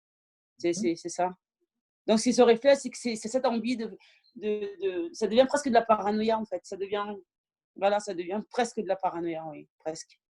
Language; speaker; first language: French; early bilingual, other home language; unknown